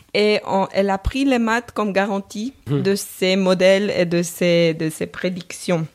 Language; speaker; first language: French; non-native, fluent; Romanian